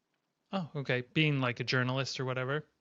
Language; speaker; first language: English; native; English